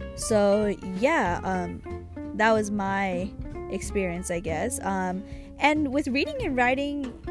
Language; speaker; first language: English; early bilingual, other home language; Japanese